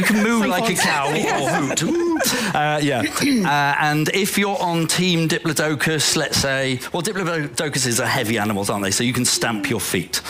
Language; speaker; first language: English; native; English